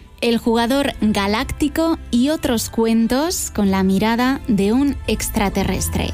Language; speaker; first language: Spanish; native; Spanish